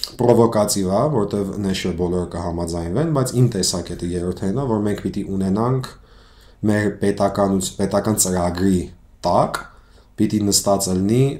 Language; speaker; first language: Armenian; early bilingual, heritage; Armenian